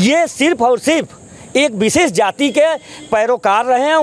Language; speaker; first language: Hindi; native; Hindi